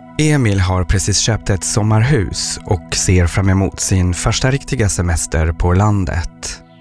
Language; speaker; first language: Swedish; non-native, fluent; French